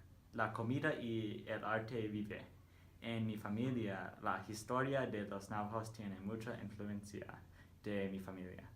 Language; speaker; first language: Spanish; non-native, learner; English